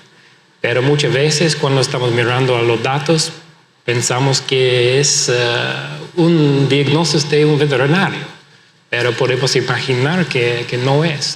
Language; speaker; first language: Spanish; non-native, fluent; English